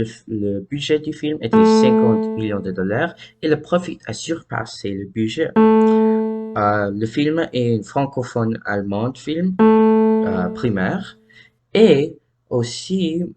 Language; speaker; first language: French; non-native, learner; English